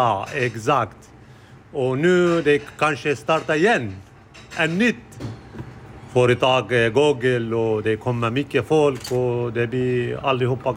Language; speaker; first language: Swedish; non-native, learner; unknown